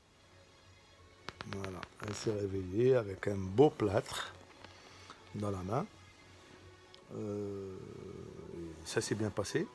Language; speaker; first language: French; native; French